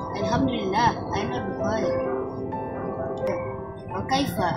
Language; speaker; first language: Arabic; non-native, learner; Malay